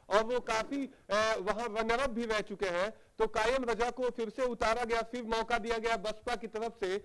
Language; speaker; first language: Hindi; native; Hindi